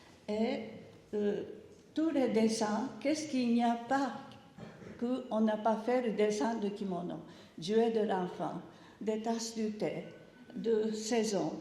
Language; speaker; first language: French; non-native, learner; Japanese